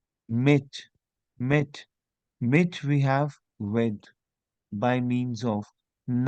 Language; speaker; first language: German; non-native, learner; Hindi